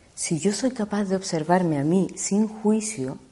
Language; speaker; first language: Spanish; native; Spanish